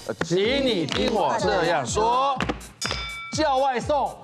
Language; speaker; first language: Chinese; native; Chinese